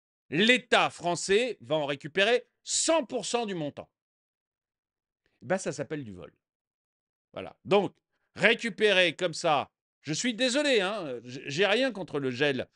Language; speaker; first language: French; native; French